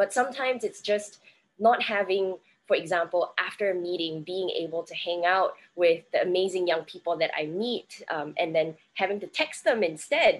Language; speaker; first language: English; native; English